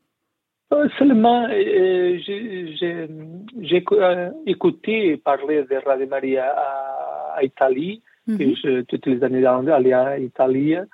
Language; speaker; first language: French; non-native, learner; Portuguese